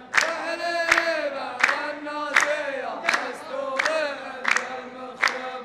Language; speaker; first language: Arabic; native; Arabic